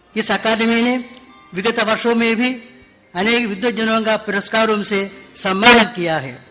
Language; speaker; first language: Hindi; non-native, local second language; Malayalam